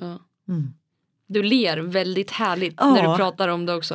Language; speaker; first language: Swedish; native; Swedish